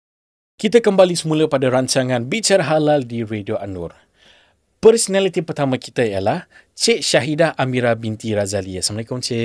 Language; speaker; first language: Malay; native; Malay